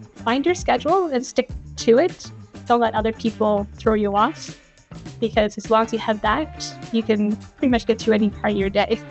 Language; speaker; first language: English; native; English